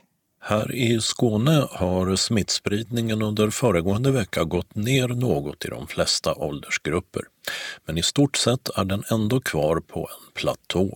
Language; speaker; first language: Swedish; native; Swedish